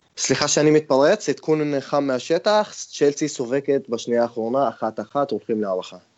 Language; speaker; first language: Hebrew; non-native, local second language; Arabic